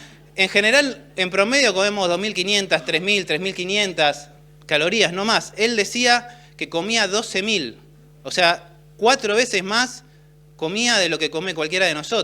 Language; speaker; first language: Spanish; native; Spanish